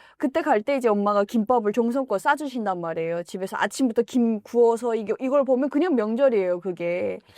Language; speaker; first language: Korean; native; Korean